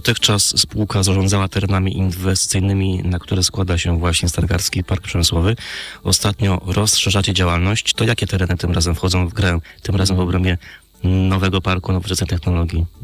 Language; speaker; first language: Polish; native; Polish